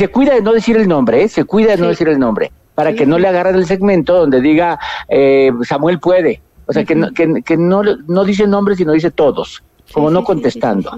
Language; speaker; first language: Spanish; native; Spanish